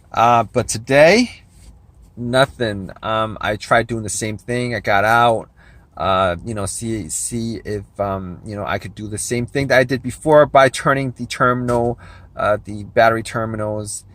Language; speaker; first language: English; native; English